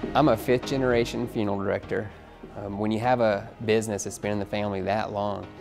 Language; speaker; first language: English; native; English